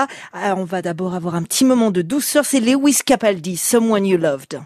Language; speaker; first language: French; native; French